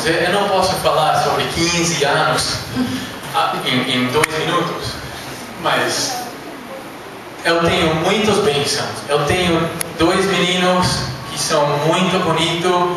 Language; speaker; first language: Portuguese; non-native, learner; English